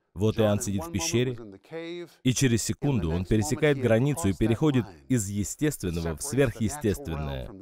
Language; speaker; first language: Russian; non-native, fluent; English